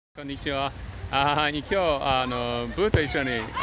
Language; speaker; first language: Japanese; non-native, fluent; English